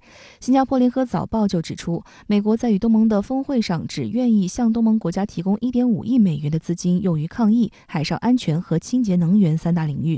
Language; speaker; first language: Chinese; native; Chinese